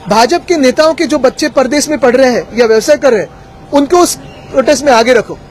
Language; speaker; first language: Hindi; non-native, local second language; Marathi